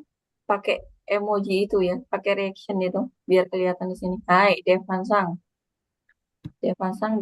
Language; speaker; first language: Indonesian; native; Indonesian